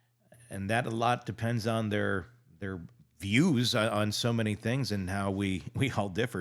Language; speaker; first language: English; native; English